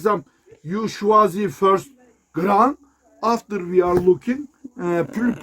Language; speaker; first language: English; non-native, learner; Turkish